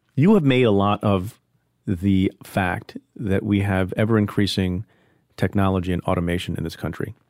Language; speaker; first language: English; early bilingual, other home language; Hindi